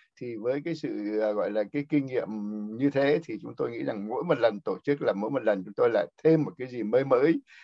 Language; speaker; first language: Vietnamese; native; Vietnamese